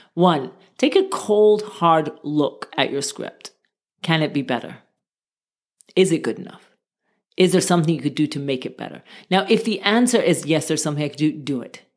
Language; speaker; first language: English; native; English